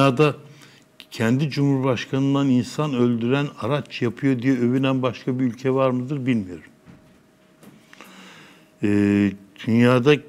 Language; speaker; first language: Turkish; native; Turkish